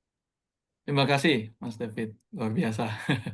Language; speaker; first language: Indonesian; native; Indonesian